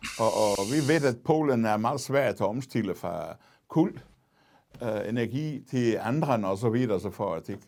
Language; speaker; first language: Danish; non-native, fluent; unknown